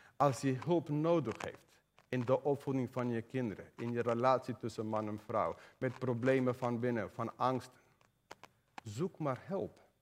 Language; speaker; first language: Dutch; non-native, fluent; Spanish